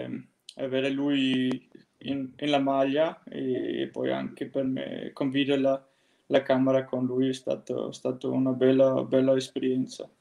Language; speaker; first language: Italian; non-native, fluent; Danish